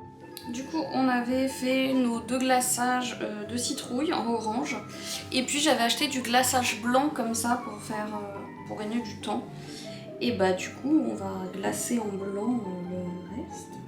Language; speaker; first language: French; native; French